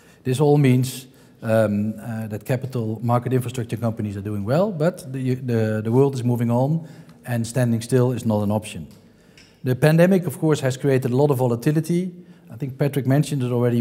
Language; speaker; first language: English; non-native, fluent; Dutch